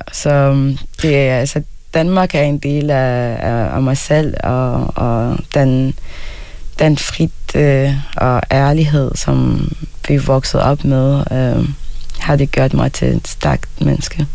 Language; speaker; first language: Danish; early bilingual, other home language; Arabic